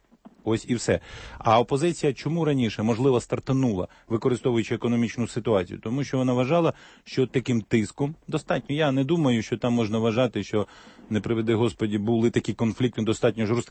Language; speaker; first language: Ukrainian; native; Ukrainian